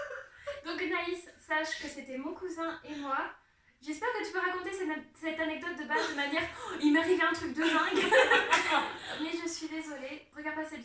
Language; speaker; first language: French; native; French